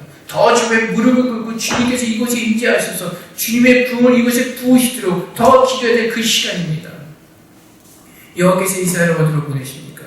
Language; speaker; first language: Korean; native; Korean